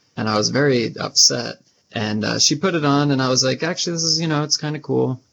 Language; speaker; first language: English; native; English